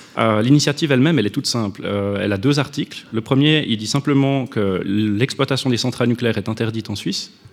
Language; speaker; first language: French; native; French